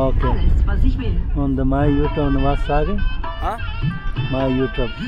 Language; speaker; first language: German; non-native, learner; Tibetan